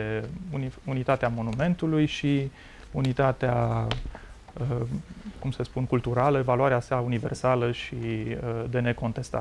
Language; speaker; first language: Romanian; native; Romanian